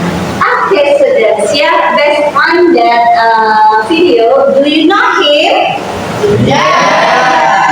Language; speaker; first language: English; non-native, fluent; Indonesian